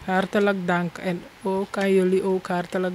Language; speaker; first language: Dutch; non-native, local second language; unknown